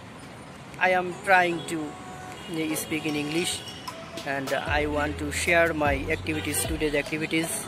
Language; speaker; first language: English; non-native, learner; Bangla